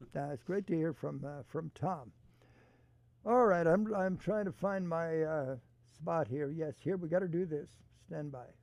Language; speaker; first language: English; native; English